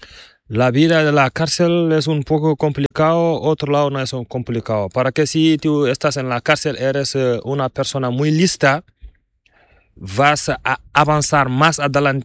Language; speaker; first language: Spanish; non-native, learner; Fula